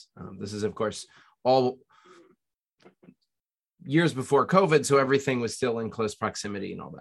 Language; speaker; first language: English; native; English